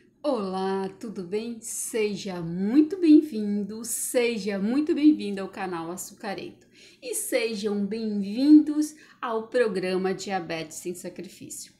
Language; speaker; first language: Portuguese; native; Portuguese